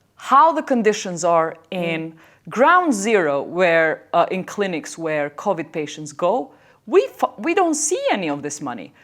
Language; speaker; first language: English; non-native, fluent; Albanian